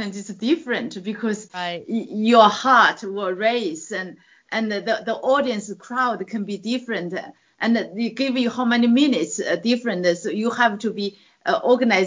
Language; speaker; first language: English; non-native, fluent; Chinese